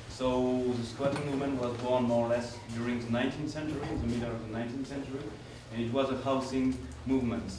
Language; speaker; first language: English; non-native, fluent; French